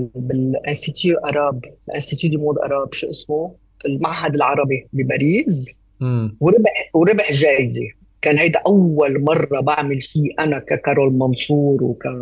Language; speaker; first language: Arabic; native; Arabic